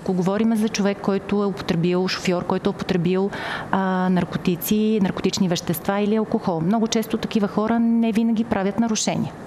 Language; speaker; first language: Bulgarian; native; Bulgarian